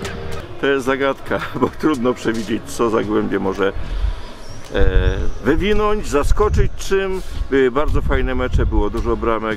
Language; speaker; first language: Polish; native; Polish